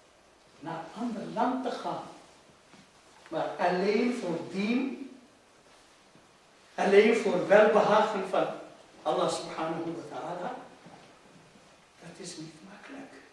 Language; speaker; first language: Dutch; non-native, fluent; Urdu